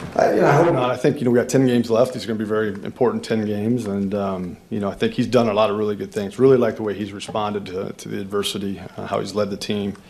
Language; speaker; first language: English; native; English